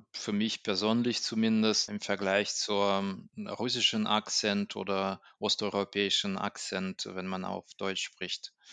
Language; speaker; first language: German; non-native, fluent; Russian